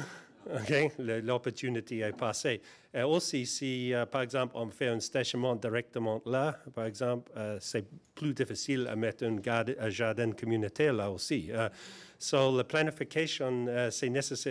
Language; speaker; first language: French; non-native, learner; English